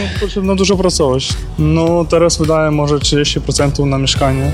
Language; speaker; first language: Polish; non-native, learner; Ukrainian